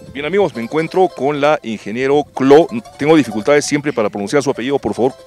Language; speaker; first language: Spanish; native; Spanish